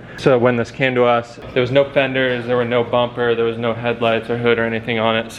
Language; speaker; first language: English; native; English